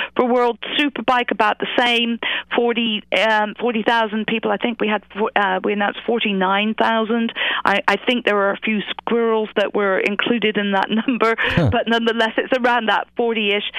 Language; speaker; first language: English; native; English